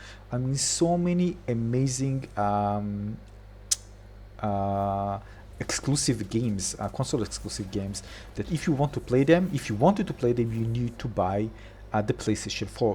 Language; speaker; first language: English; non-native, fluent; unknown